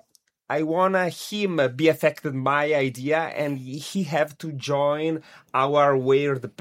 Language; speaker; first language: English; non-native, learner; Italian